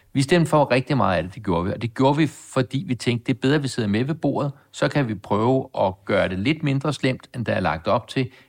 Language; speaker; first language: Danish; native; Danish